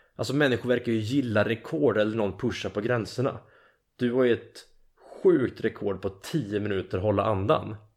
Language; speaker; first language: Swedish; native; Swedish